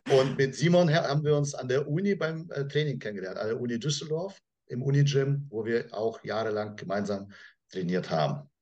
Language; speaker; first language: German; non-native, fluent; Russian